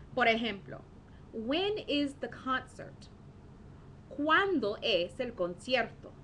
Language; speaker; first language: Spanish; non-native, fluent; English